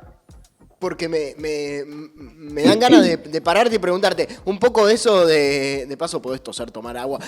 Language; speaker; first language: Spanish; native; Spanish